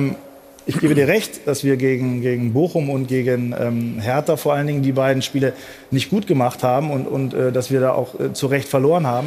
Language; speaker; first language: German; native; German